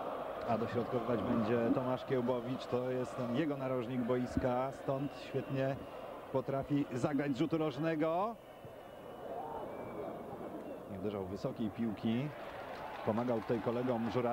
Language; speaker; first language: Polish; native; Polish